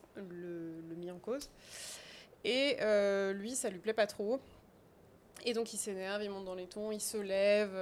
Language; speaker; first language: French; native; French